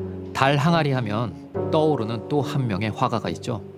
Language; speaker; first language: Korean; native; Korean